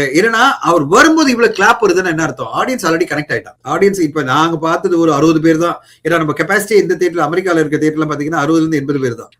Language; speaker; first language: Tamil; non-native, local second language; Telugu